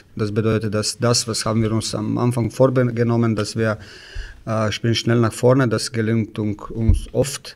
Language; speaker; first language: German; non-native, fluent; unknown